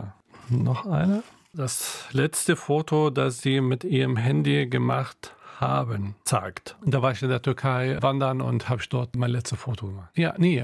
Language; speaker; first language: German; non-native, local second language; Arabic